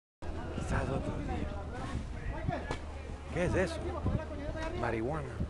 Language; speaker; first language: Spanish; non-native, fluent; English